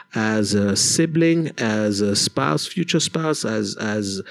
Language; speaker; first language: English; non-native, local second language; Kinyarwanda